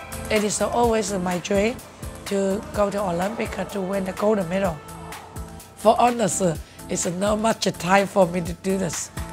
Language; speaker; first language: English; non-native, learner; Chinese